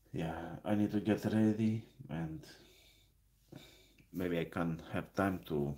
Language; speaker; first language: English; non-native, learner; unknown